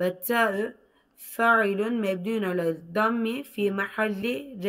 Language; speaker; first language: Arabic; non-native, learner; Turkish